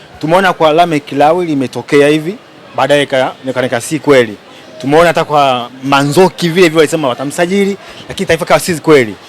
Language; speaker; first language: Swahili; native; Swahili